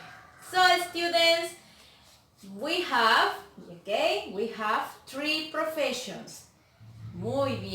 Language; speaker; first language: English; non-native, learner; Spanish